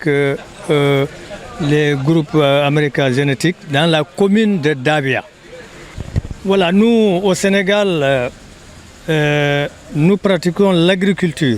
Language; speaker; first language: French; non-native, local second language; Fula